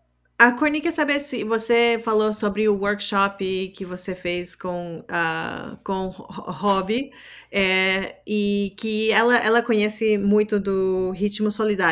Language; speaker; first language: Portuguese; non-native, fluent; English